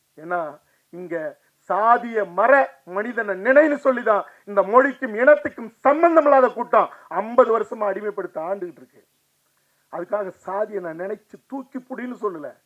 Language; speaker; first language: Tamil; native; Tamil